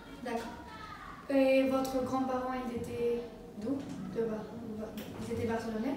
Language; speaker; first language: French; non-native, fluent; Spanish